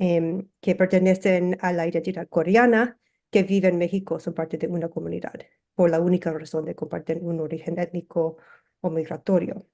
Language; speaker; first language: Spanish; early bilingual, heritage; English